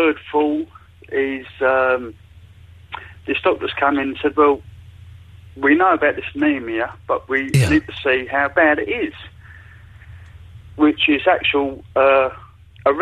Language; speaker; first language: English; native; English